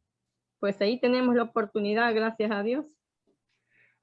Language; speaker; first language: Spanish; native; Spanish